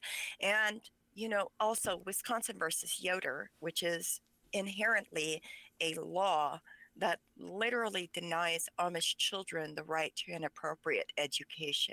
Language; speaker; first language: English; early bilingual, other home language; Pennsylvania German